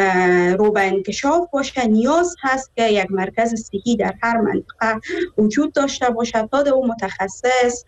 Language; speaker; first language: Persian; native; Persian